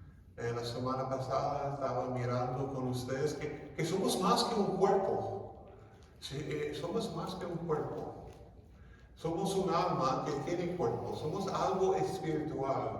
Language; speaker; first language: Spanish; non-native, fluent; English